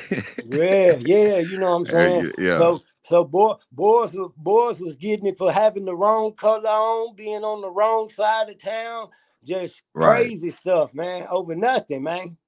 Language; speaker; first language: English; native; English